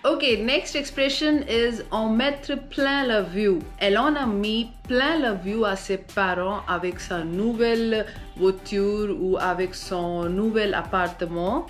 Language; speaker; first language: French; non-native, fluent; Hindi